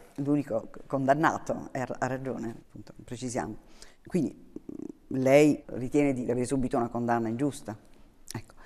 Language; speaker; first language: Italian; native; Italian